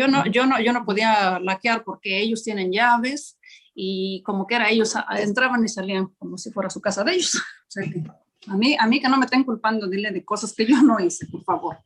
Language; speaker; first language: Spanish; native; Spanish